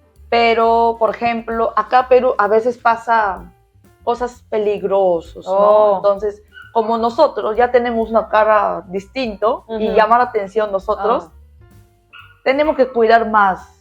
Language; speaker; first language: Spanish; non-native, learner; Korean